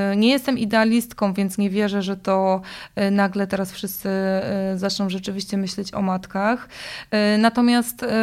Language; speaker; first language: Polish; native; Polish